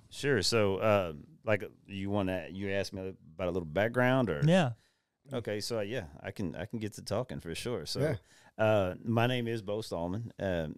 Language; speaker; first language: English; native; English